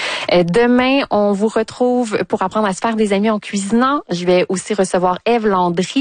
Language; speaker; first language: French; native; French